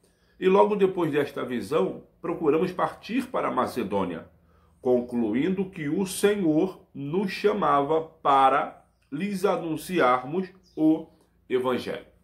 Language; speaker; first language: Portuguese; native; Portuguese